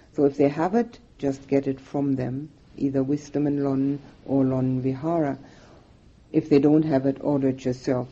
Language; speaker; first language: English; non-native, fluent; German